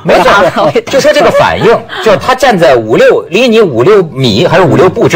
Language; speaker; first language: Chinese; native; Chinese